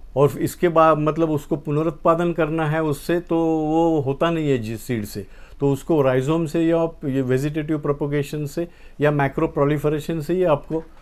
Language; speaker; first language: Hindi; non-native, local second language; Marathi